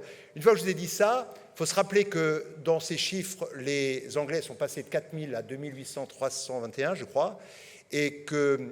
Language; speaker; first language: French; native; French